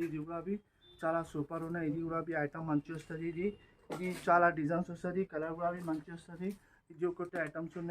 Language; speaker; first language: Telugu; non-native, local second language; Hindi